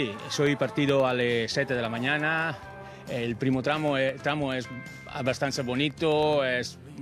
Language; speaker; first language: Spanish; non-native, learner; Italian